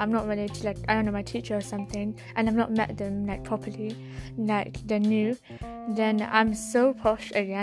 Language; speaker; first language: English; native; English